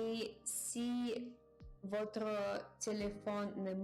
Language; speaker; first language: French; non-native, learner; Japanese